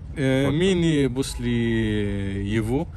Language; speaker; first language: Russian; non-native, local second language; Arabic